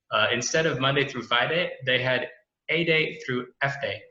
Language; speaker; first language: English; native; English